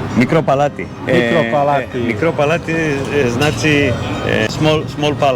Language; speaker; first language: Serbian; non-native, learner; Greek